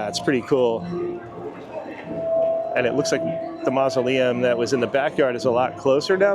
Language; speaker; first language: English; native; English